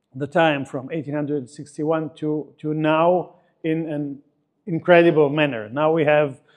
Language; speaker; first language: English; non-native, fluent; Italian